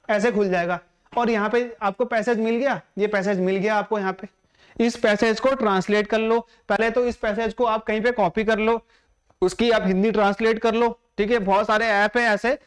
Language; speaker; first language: Hindi; native; Hindi